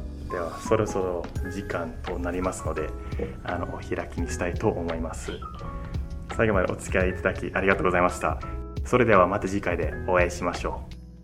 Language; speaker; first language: Japanese; non-native, fluent; English